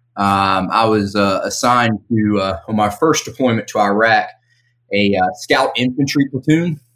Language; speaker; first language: English; native; English